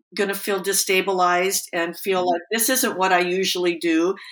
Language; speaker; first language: English; native; English